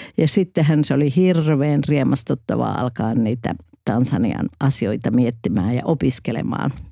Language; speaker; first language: Finnish; native; Finnish